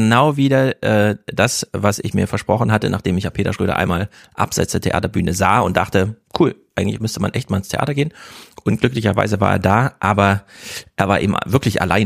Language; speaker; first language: German; native; German